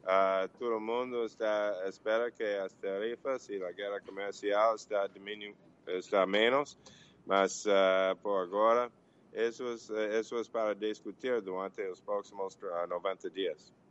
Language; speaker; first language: Portuguese; non-native, learner; English